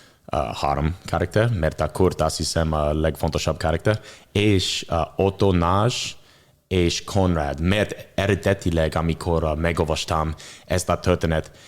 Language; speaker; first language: Hungarian; non-native, learner; English